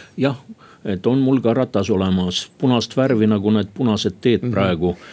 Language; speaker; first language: Estonian; native; Estonian